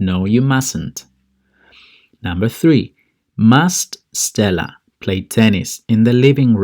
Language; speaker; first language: English; non-native, fluent; Spanish